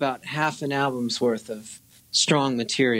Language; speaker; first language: English; native; English